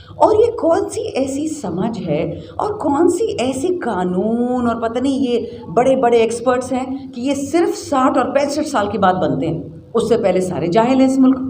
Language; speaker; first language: Urdu; non-native, local second language; Pashto